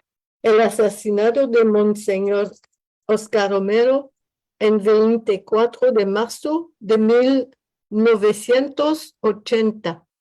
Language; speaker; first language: Spanish; non-native, learner; French